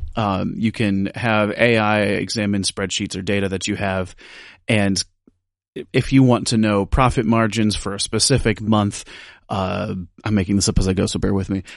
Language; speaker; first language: English; native; English